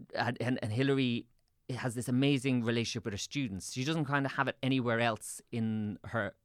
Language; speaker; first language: English; native; English